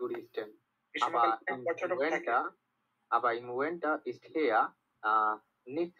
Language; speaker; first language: German; non-native, learner; Bangla